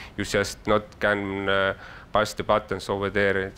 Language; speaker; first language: English; non-native, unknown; Estonian